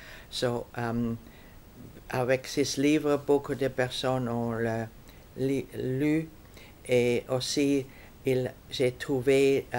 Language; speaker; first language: French; non-native, fluent; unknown